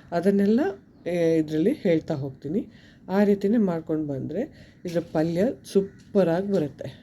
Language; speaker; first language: Kannada; non-native, local second language; Tulu